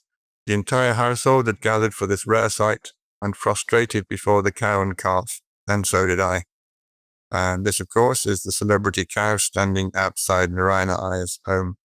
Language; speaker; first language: English; native; English